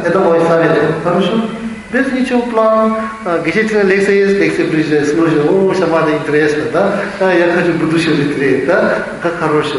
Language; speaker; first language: Russian; non-native, learner; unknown